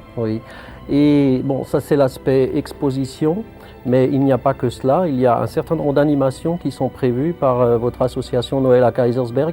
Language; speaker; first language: French; native; French